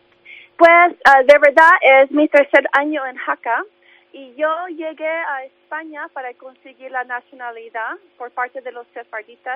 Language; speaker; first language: Spanish; early bilingual, heritage; English